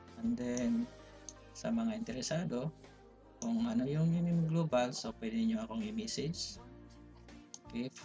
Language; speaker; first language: Filipino; non-native, local second language; Cebuano